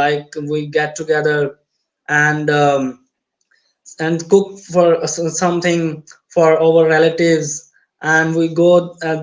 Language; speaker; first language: English; non-native, learner; Urdu